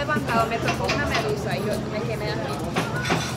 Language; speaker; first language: Spanish; non-native, fluent; English